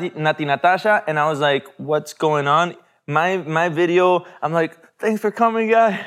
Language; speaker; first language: English; early bilingual, other home language; Spanish